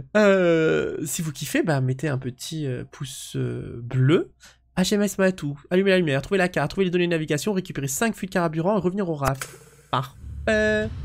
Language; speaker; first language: French; native; French